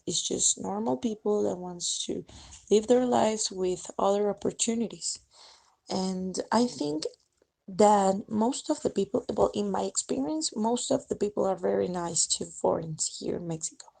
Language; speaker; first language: English; non-native, fluent; Spanish